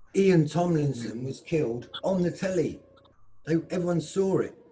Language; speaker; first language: English; native; English